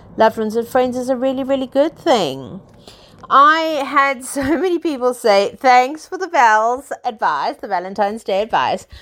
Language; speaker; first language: English; native; English